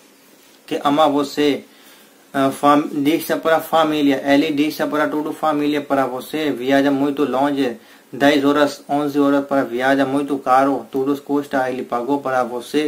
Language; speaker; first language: Portuguese; non-native, learner; Hindi